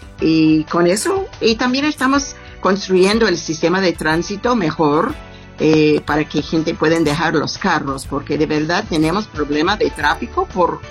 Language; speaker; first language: Spanish; non-native, learner; English